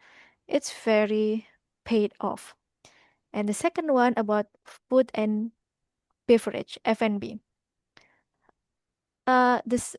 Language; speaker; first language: English; non-native, fluent; Indonesian